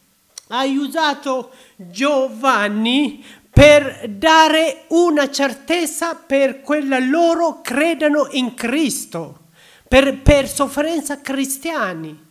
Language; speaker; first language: Italian; non-native, learner; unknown